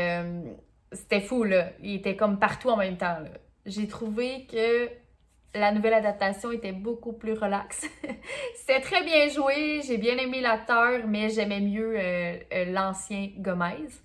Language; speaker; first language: French; native; French